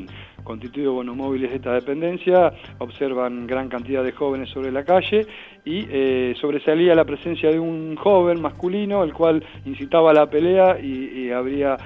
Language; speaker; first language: Spanish; native; Spanish